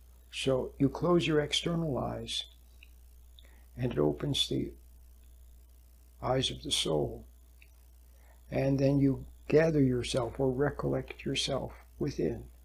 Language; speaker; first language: English; native; English